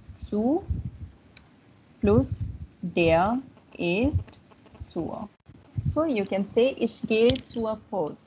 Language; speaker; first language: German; non-native, fluent; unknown